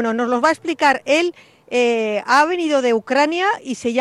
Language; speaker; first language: Spanish; native; Spanish